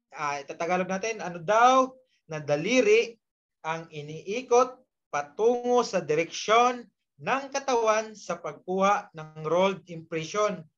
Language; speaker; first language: Filipino; non-native, local second language; Surigaonon